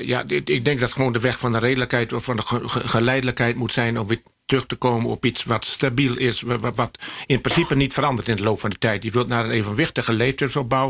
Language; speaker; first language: Dutch; native; Dutch